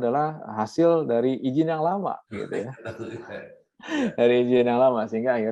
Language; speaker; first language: Indonesian; native; Indonesian